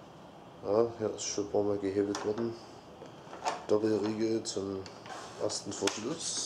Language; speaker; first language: German; native; German